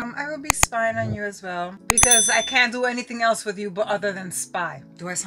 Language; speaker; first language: English; early bilingual, other home language; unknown